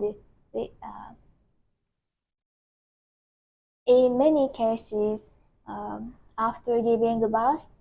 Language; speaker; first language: English; non-native, learner; Japanese